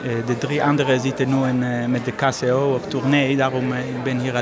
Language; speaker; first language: Dutch; non-native, learner; Hebrew